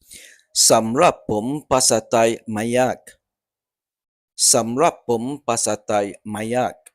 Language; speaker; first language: Thai; non-native, learner; English